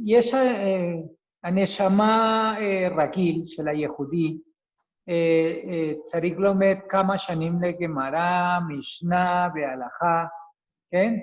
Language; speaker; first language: Hebrew; non-native, learner; Spanish